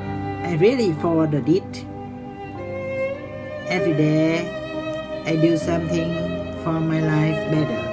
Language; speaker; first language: English; non-native, learner; Vietnamese